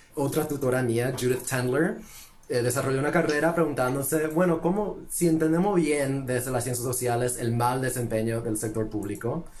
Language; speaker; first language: Spanish; early bilingual, heritage; Spanish